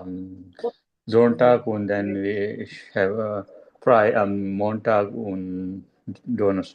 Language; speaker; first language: German; non-native, learner; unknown